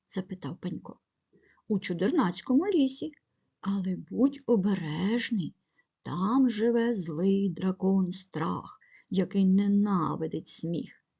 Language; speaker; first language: Ukrainian; native; Ukrainian